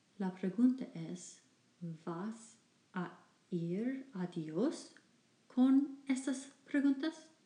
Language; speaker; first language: Spanish; non-native, fluent; English